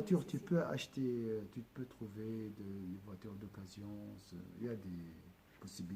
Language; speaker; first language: French; non-native, local second language; Arabic